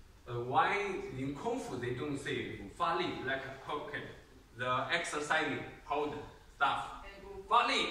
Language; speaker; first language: English; non-native, learner; Chinese